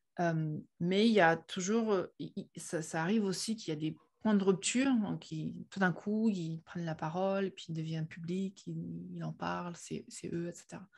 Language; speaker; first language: French; non-native, fluent; Uyghur